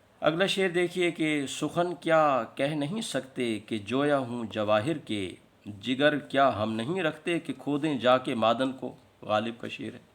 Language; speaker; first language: Urdu; non-native, local second language; Saraiki